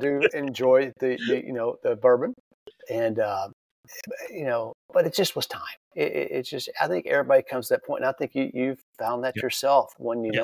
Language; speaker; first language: English; native; English